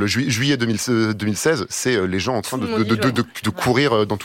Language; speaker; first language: French; native; French